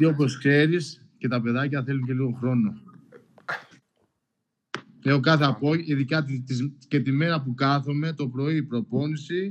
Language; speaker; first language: Greek; non-native, local second language; Albanian